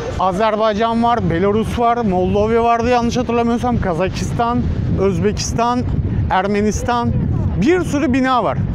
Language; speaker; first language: Turkish; native; Turkish